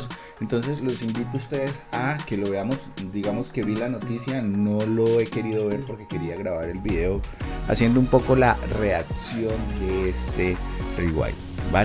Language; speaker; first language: Spanish; native; Spanish